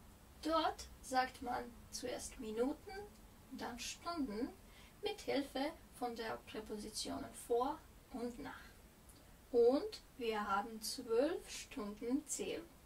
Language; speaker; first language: German; non-native, fluent; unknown